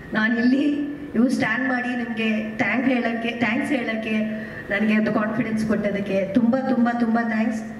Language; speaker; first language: Kannada; non-native, learner; Malayalam